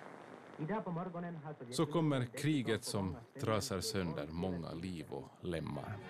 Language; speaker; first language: Swedish; native; Swedish